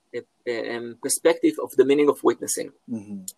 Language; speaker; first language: English; non-native, fluent; Hebrew